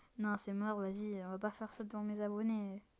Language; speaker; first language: French; native; French